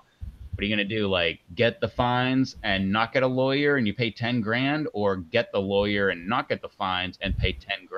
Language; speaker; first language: English; native; English